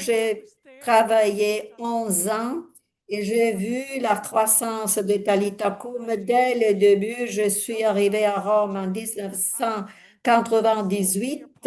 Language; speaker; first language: French; non-native, fluent; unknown